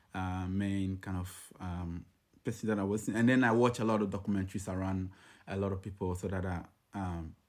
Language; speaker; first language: English; non-native, local second language; Ga